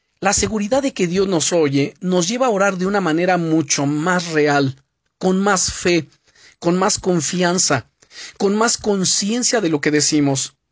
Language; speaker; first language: Spanish; native; Spanish